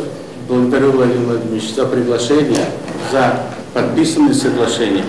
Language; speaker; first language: Russian; non-native, local second language; Turkmen